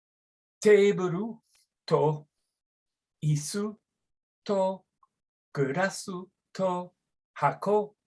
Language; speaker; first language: Japanese; non-native, learner; English